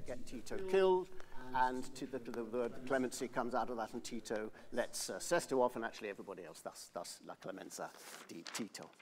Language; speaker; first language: English; native; English